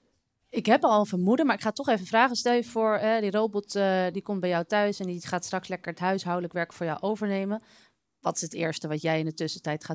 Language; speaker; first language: Dutch; native; Dutch